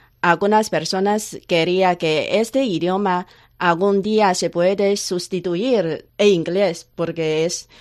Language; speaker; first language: Spanish; non-native, learner; Chinese